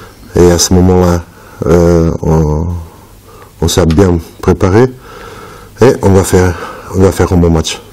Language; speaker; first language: French; non-native, fluent; Portuguese